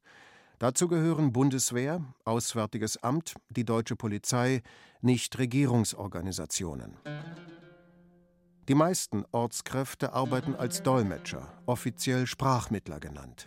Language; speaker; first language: German; native; German